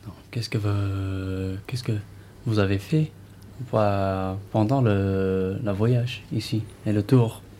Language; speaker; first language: French; non-native, learner; English